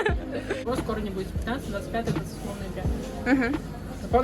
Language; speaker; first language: Russian; native; Russian